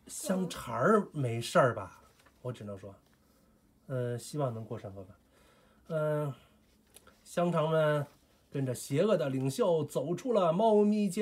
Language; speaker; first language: Chinese; native; Chinese